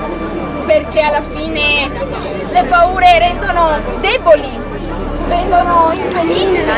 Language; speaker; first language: Italian; native; Italian